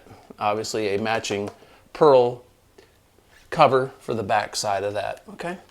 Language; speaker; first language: English; native; English